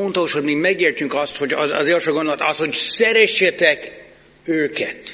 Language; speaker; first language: Hungarian; non-native, fluent; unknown